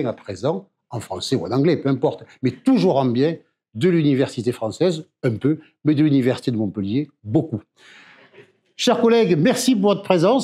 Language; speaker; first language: French; native; French